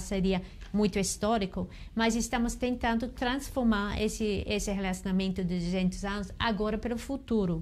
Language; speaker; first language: Portuguese; non-native, learner; English